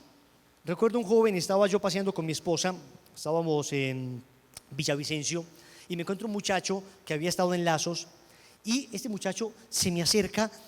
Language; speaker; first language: Spanish; native; Spanish